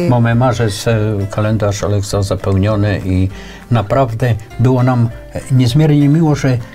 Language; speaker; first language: Polish; native; Polish